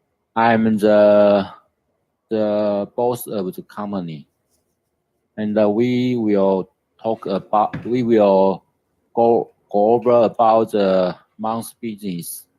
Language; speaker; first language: English; non-native, learner; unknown